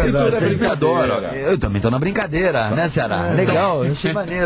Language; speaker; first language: Portuguese; native; Portuguese